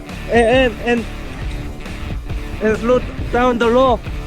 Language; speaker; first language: English; non-native, learner; Korean